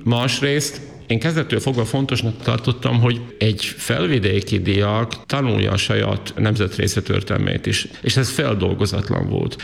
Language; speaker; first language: Hungarian; native; Hungarian